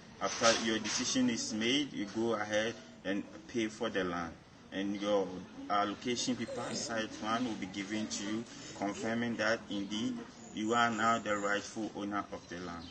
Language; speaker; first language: English; non-native, local second language; Akan